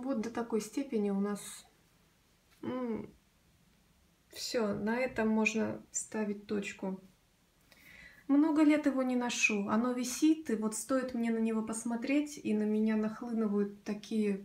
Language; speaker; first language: Russian; native; Russian